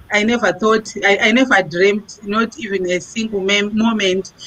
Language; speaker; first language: English; non-native, local second language; Shona